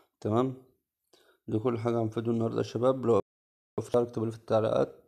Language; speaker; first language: Arabic; native; Arabic